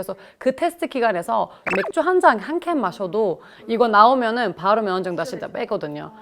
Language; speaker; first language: Korean; non-native, fluent; German